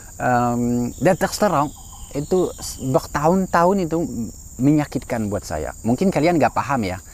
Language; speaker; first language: Indonesian; non-native, fluent; French